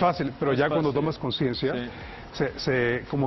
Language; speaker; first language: Spanish; native; Spanish